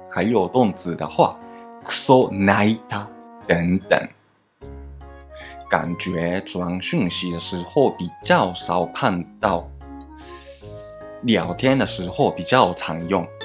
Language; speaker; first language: Chinese; non-native, fluent; Japanese